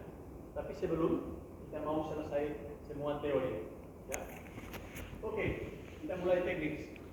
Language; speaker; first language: Indonesian; non-native, learner; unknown